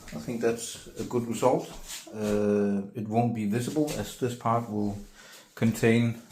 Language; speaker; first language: English; non-native, fluent; Danish